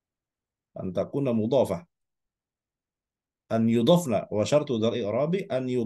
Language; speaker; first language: Arabic; non-native, fluent; Indonesian